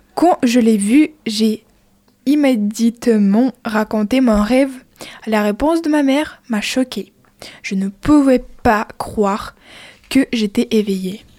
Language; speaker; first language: French; non-native, fluent; Ukrainian